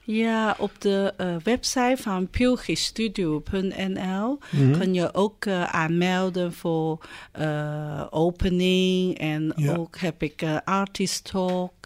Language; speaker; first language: Dutch; non-native, learner; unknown